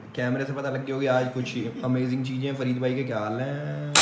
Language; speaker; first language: Hindi; native; Hindi